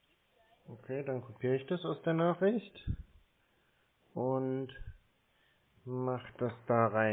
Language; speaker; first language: German; native; German